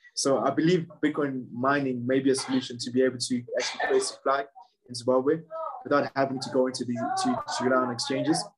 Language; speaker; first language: English; non-native, local second language; Shona